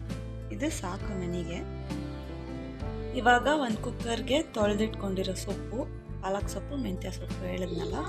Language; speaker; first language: Kannada; native; Kannada